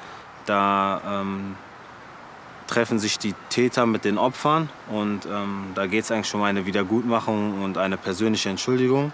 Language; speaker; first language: German; early bilingual, other home language; French